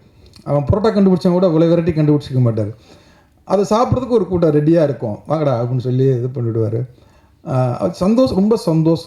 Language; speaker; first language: Tamil; native; Tamil